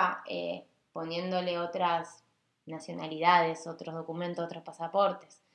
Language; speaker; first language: Spanish; native; Spanish